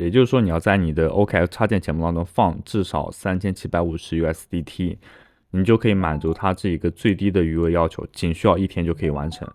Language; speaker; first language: Chinese; native; Chinese